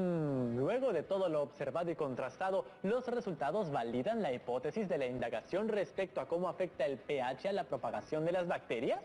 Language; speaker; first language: Spanish; native; Spanish